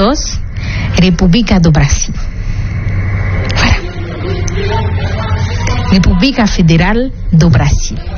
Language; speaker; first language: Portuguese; non-native, learner; French